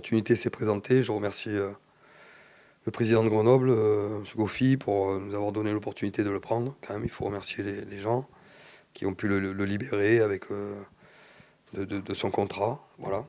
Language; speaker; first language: French; native; French